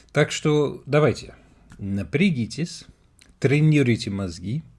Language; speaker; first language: Russian; non-native, fluent; English